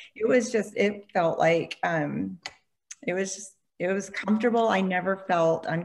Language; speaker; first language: English; native; English